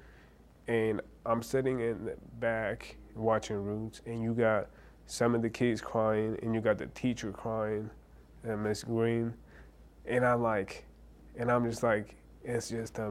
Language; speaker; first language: English; early bilingual, other home language; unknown